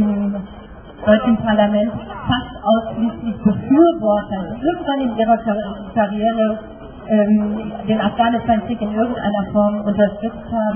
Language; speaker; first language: German; native; German